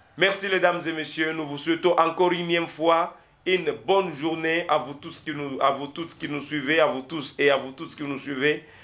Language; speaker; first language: French; non-native, local second language; Lingala